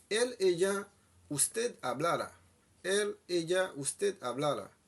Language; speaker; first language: Spanish; non-native, fluent; Haitian Creole